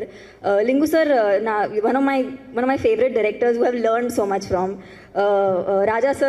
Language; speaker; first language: Tamil; non-native, fluent; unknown